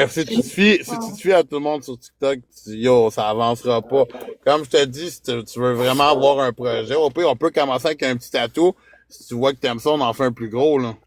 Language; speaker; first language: French; native; French